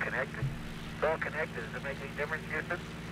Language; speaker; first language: English; native; English